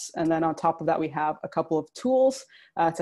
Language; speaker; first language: English; native; English